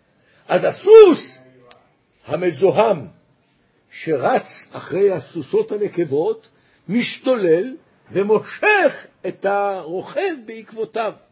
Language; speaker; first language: Hebrew; native; Hebrew